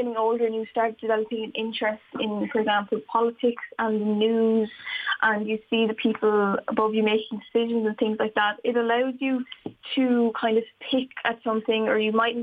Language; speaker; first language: English; native; English